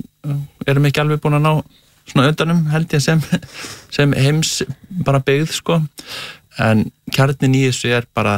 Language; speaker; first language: Icelandic; native; Icelandic